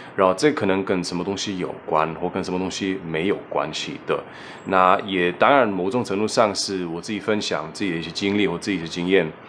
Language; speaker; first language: Chinese; non-native, fluent; German